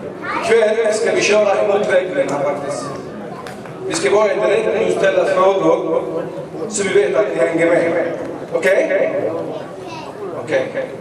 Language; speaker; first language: Swedish; early bilingual, other home language; Arabic